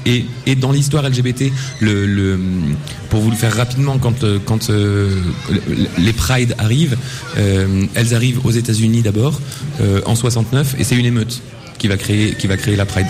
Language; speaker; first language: French; native; French